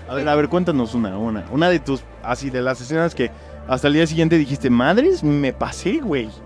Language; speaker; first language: Spanish; native; Spanish